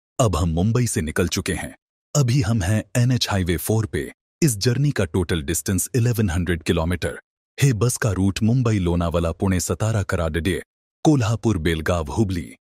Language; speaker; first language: Hindi; non-native, local second language; Marathi